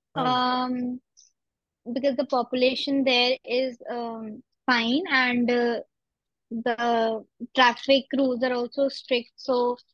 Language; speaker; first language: English; non-native, local second language; Punjabi